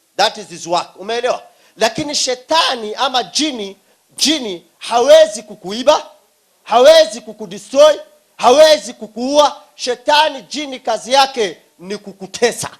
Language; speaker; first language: Swahili; non-native, local second language; Somali